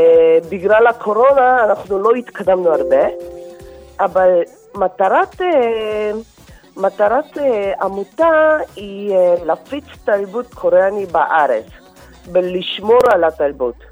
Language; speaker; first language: Hebrew; non-native, fluent; Korean